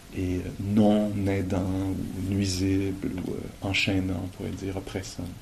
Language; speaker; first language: French; native; French